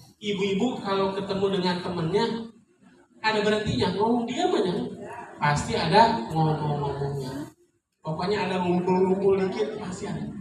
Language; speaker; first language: Indonesian; non-native, local second language; Sundanese